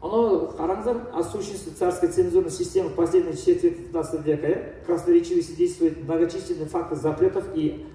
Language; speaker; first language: Russian; non-native, local second language; Kazakh